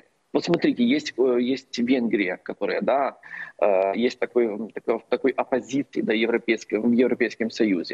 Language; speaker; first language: Russian; non-native, local second language; Ukrainian